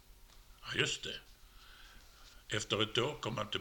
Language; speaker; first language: Swedish; native; Swedish